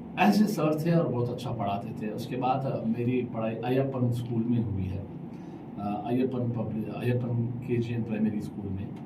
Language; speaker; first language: Hindi; non-native, local second language; Urdu